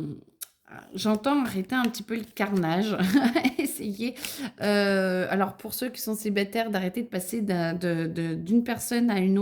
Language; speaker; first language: French; native; French